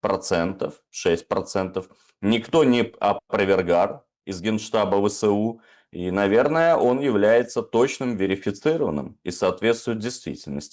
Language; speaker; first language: Russian; native; Russian